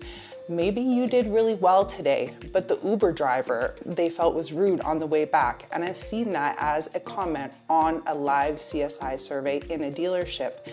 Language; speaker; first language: English; native; English